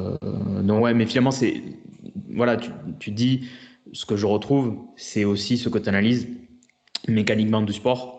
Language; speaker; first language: French; native; French